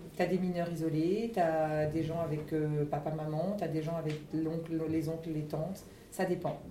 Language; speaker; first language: French; native; French